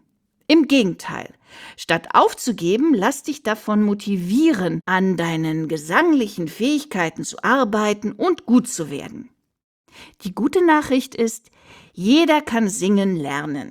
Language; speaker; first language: German; native; German